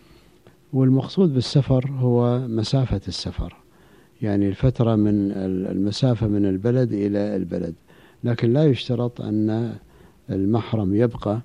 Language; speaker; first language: Arabic; native; Arabic